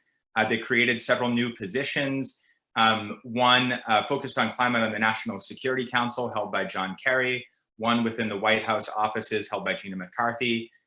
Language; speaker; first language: English; native; English